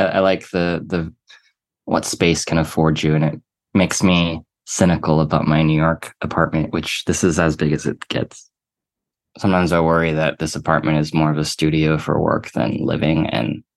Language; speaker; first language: English; native; English